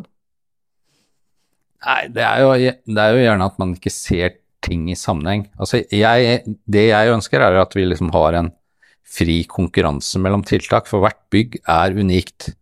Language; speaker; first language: Norwegian; native; Norwegian